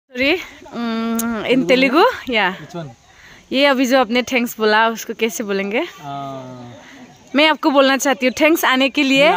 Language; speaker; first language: Hindi; non-native, local second language; Bodo